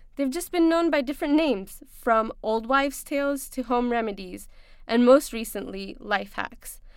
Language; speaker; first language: English; non-native, local second language; Urdu